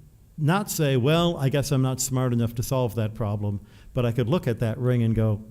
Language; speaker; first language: English; native; English